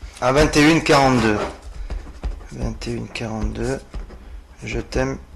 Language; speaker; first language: French; native; French